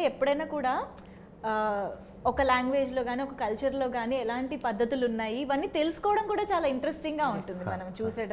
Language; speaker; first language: Telugu; native; Telugu